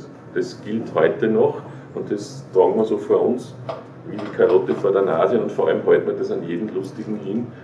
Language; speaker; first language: German; native; German